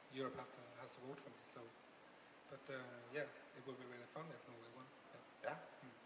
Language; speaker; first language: English; non-native, fluent; Norwegian